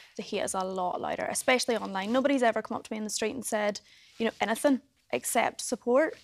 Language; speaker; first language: English; native; English